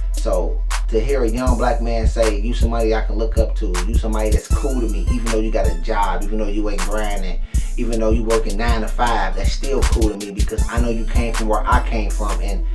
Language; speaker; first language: English; native; English